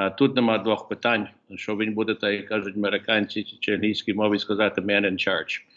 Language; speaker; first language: Ukrainian; early bilingual, heritage; Ukrainian